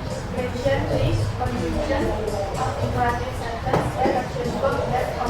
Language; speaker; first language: English; non-native, learner; Indonesian